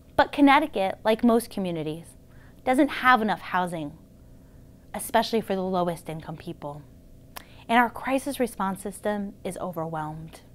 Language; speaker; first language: English; native; English